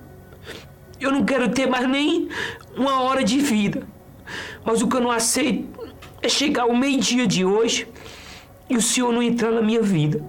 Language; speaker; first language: Portuguese; native; Portuguese